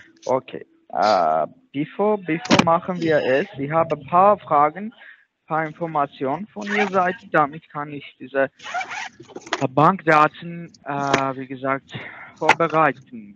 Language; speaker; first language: German; non-native, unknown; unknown